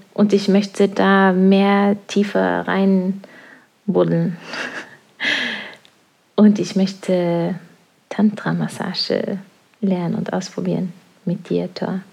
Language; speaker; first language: German; non-native, fluent; Norwegian